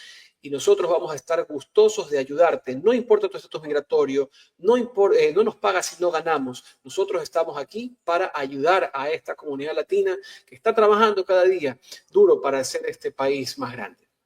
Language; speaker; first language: Spanish; native; Spanish